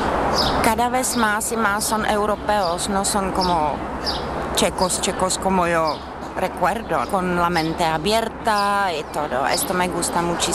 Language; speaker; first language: Spanish; non-native, fluent; Czech